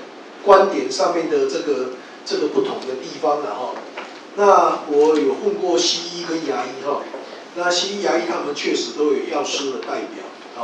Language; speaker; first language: Chinese; native; Chinese